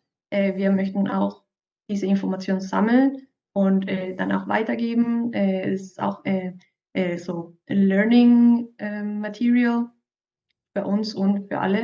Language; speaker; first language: German; non-native, fluent; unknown